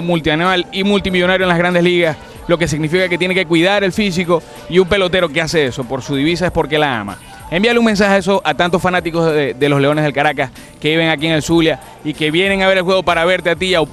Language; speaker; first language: Spanish; native; Spanish